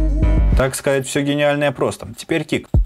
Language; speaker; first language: Russian; native; Russian